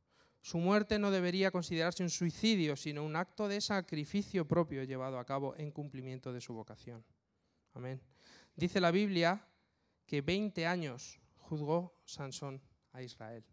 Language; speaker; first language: Spanish; native; Spanish